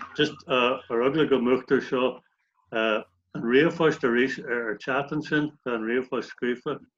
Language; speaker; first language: Irish; native; Irish